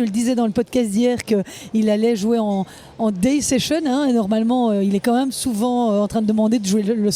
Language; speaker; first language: French; native; French